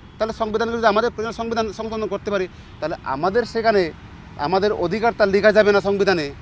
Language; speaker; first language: Bangla; non-native, local second language; Chakma